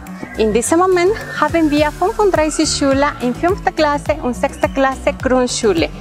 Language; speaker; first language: German; non-native, fluent; Spanish